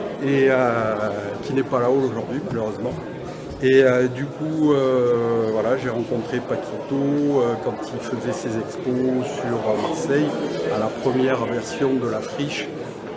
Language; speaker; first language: French; native; French